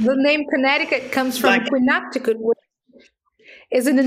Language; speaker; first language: English; non-native, fluent; Portuguese